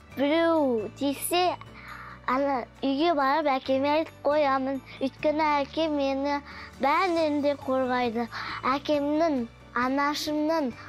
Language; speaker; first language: Kazakh; non-native, local second language; Russian